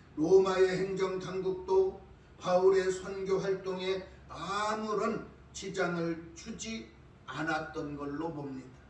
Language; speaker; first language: Korean; native; Korean